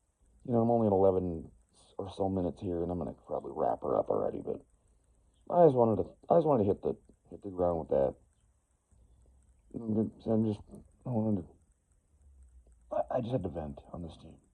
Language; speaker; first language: English; native; English